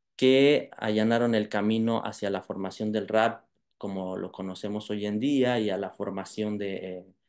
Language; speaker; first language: Spanish; native; Spanish